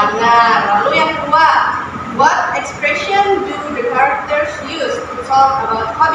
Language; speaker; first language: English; non-native, fluent; Indonesian